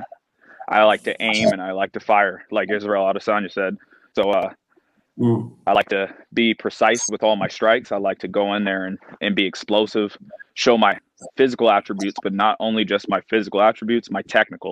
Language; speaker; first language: English; native; English